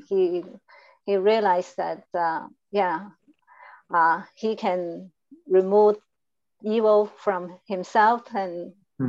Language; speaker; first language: English; non-native, learner; Chinese